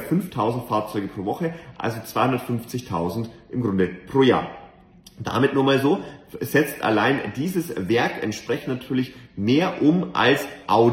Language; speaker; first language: German; native; German